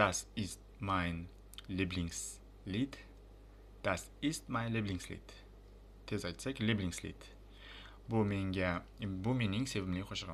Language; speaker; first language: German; non-native, fluent; Uzbek